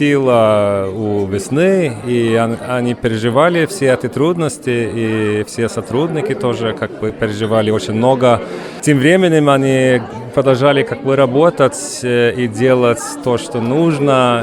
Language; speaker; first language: Russian; non-native, learner; Swedish